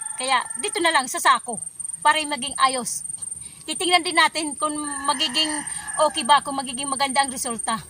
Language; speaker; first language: Filipino; non-native, local second language; Waray